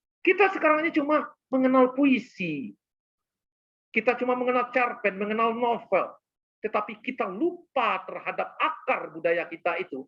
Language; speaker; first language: Indonesian; native; Indonesian